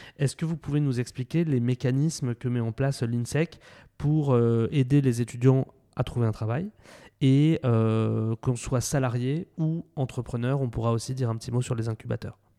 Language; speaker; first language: French; native; French